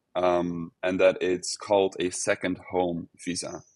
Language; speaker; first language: English; non-native, fluent; Dutch